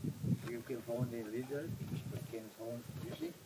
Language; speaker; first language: English; non-native, learner; Romanian